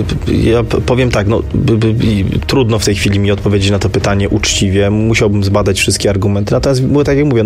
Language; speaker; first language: Polish; native; Polish